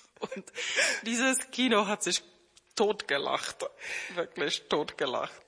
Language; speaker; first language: German; non-native, fluent; Czech